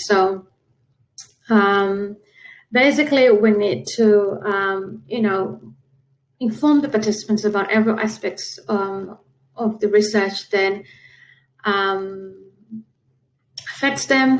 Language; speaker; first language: English; non-native, fluent; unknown